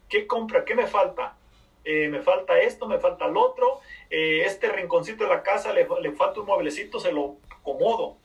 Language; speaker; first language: Spanish; native; Spanish